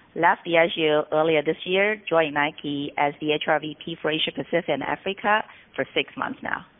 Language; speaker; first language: English; non-native, fluent; Chinese